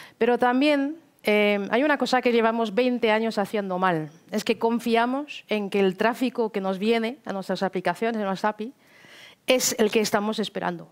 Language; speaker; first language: Spanish; non-native, fluent; French